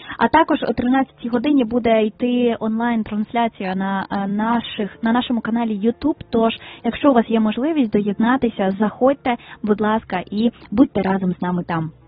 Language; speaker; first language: Ukrainian; native; Ukrainian